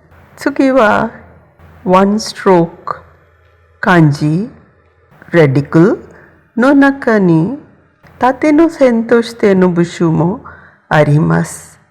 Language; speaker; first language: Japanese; non-native, fluent; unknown